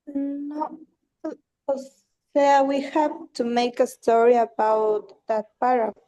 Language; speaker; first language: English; non-native, learner; Spanish